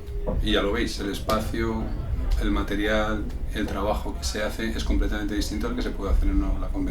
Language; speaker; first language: Spanish; native; Spanish